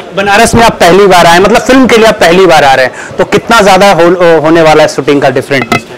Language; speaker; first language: Hindi; native; Hindi